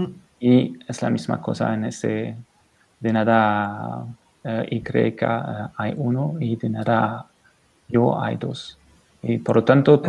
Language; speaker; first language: Spanish; non-native, learner; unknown